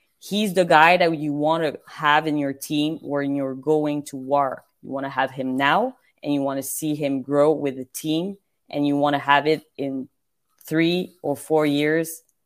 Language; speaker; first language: English; non-native, fluent; French